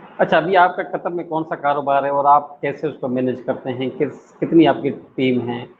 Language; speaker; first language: Urdu; non-native, local second language; Sindhi